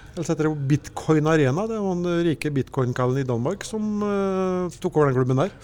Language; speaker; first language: Norwegian; native; Norwegian